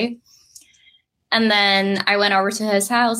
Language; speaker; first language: English; non-native, fluent; Norwegian